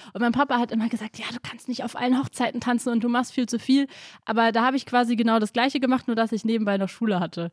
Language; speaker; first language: German; native; German